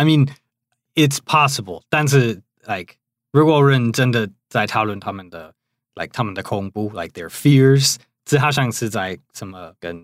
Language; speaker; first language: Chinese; non-native, fluent; English